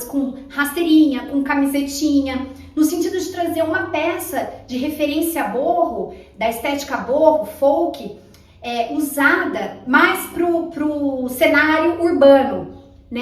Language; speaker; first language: Portuguese; native; Portuguese